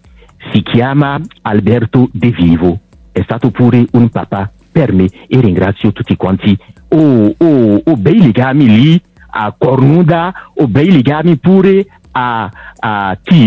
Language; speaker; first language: Italian; non-native, local second language; French